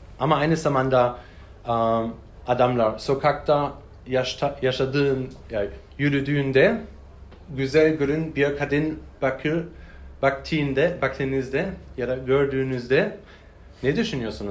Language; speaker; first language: Turkish; non-native, learner; German